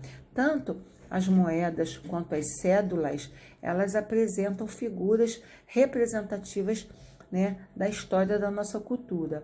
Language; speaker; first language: Portuguese; native; Portuguese